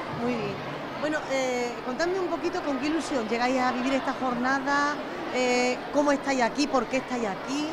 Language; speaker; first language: Spanish; native; Spanish